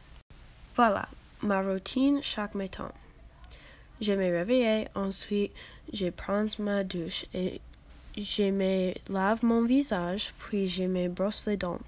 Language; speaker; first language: French; non-native, learner; English